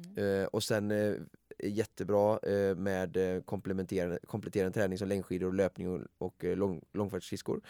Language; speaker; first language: Swedish; native; Swedish